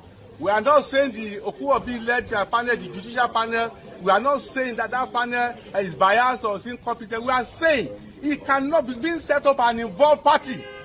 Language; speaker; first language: English; non-native, local second language; Yoruba